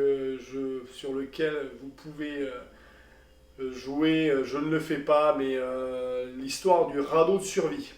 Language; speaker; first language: French; native; French